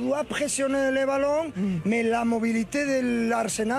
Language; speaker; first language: French; non-native, learner; Spanish